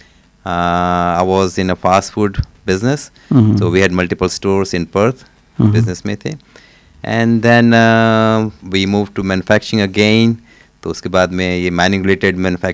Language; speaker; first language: Hindi; non-native, local second language; Punjabi